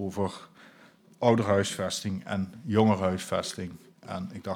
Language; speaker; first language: Dutch; native; Dutch